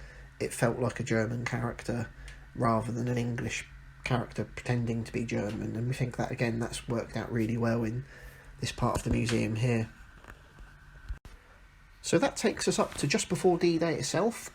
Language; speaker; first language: English; native; English